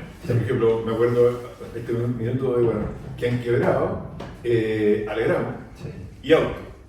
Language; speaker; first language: Spanish; native; Spanish